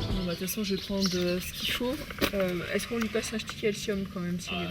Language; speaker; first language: French; native; French